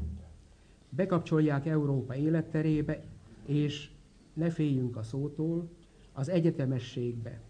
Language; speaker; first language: Hungarian; native; Hungarian